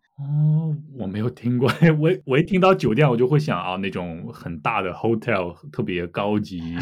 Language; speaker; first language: Chinese; native; Chinese